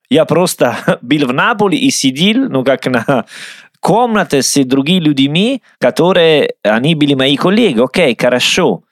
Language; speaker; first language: Russian; non-native, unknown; Italian